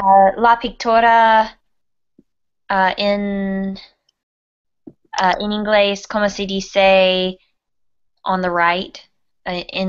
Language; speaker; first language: Spanish; non-native, learner; English